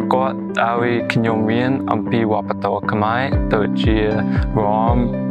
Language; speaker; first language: Khmer; non-native, learner; English